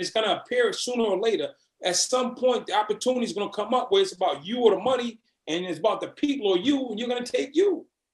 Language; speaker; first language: English; native; English